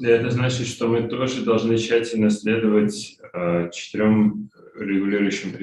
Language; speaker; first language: Russian; native; Russian